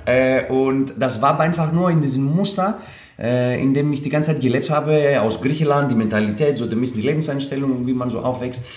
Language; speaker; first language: German; non-native, fluent; Greek